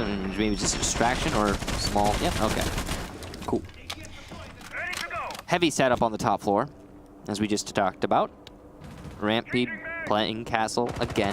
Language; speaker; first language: English; native; English